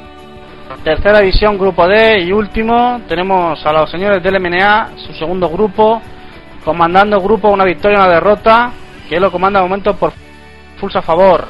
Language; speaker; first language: Spanish; native; Spanish